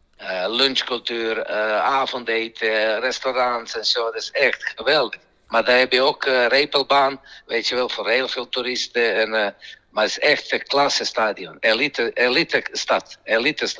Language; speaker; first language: Dutch; non-native, fluent; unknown